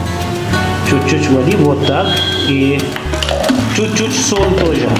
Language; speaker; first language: Russian; non-native, learner; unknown